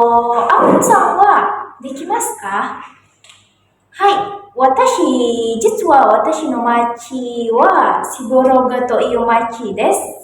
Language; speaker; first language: Japanese; non-native, learner; Indonesian